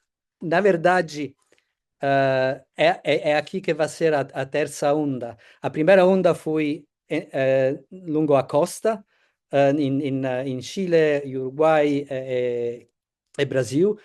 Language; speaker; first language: Portuguese; non-native, fluent; Italian